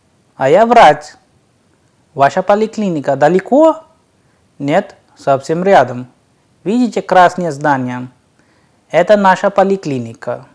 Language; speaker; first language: Russian; non-native, fluent; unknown